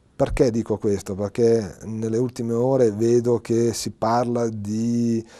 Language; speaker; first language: Italian; native; Italian